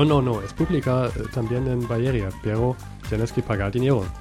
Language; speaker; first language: Spanish; non-native, learner; German